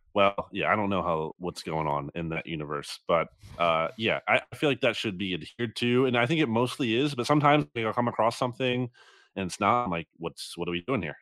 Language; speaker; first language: English; native; English